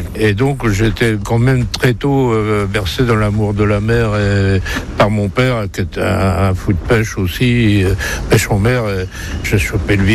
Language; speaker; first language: French; native; French